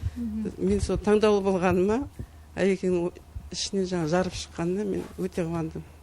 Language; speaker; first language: Kazakh; non-native, local second language; Uyghur